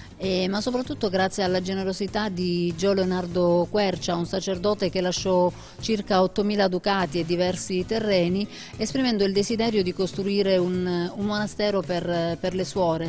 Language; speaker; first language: Italian; native; Italian